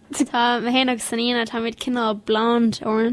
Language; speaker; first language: Irish; non-native, local second language; English